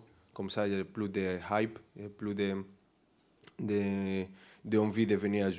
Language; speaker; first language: French; non-native, fluent; Spanish